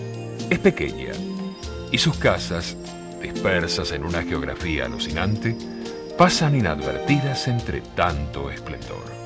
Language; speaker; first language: Spanish; native; Spanish